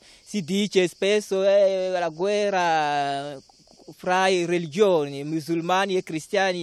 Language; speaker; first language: Italian; non-native, learner; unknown